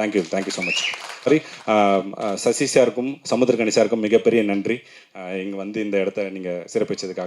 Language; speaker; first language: Tamil; native; Tamil